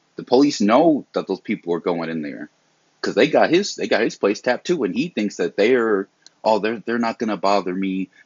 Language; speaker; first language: English; native; English